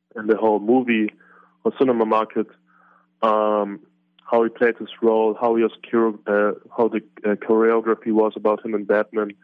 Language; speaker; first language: English; non-native, fluent; German